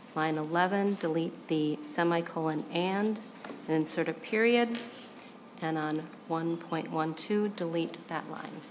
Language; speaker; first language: English; native; English